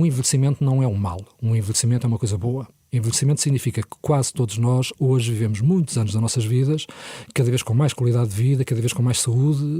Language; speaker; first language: Portuguese; native; Portuguese